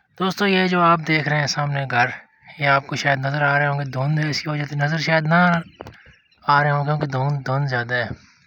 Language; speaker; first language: Urdu; non-native, local second language; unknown